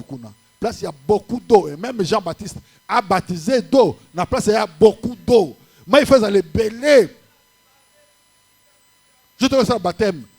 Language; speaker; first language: French; non-native, local second language; Lingala